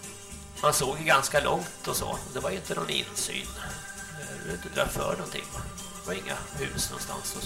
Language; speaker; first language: Swedish; native; Swedish